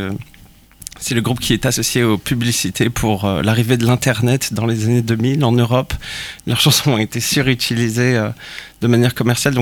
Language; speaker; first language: French; native; French